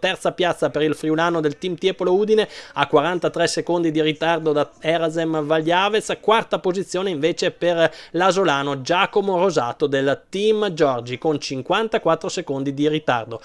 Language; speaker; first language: Italian; native; Italian